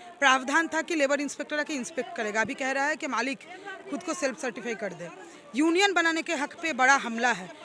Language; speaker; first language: Hindi; non-native, local second language; Bangla